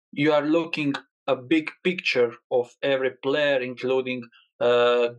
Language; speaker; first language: English; non-native, learner; Croatian